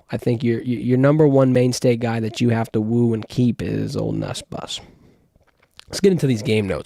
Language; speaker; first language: English; native; English